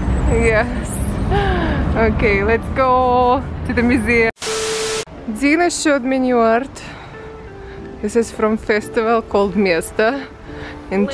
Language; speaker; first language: English; non-native, fluent; Russian